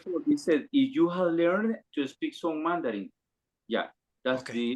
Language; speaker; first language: English; non-native, learner; Spanish